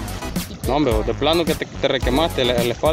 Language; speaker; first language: Spanish; native; Spanish